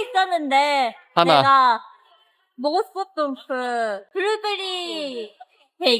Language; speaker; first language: Korean; non-native, learner; Japanese